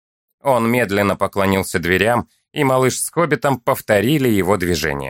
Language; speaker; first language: Russian; native; Russian